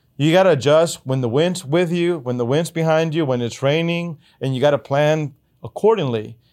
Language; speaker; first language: English; early bilingual, other home language; Spanish